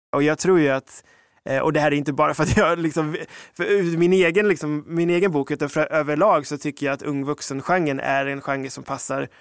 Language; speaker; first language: Swedish; early bilingual, other home language; English